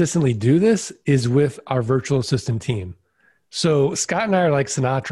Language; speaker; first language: English; native; English